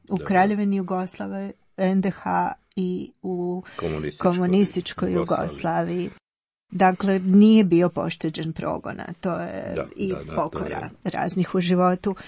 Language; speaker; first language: Croatian; native; Croatian